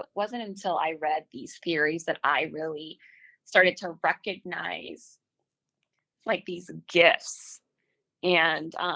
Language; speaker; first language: English; native; English